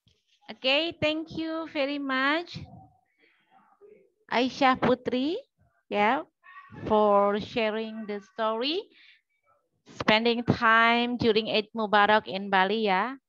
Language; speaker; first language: English; non-native, learner; Indonesian